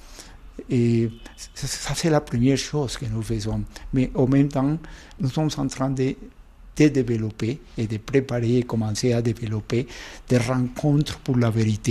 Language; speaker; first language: French; non-native, fluent; Spanish